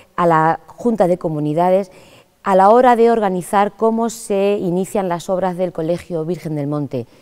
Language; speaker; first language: Spanish; native; Spanish